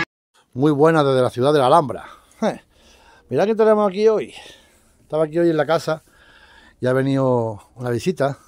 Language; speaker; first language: Spanish; native; Spanish